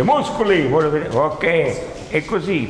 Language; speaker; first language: Italian; non-native, learner; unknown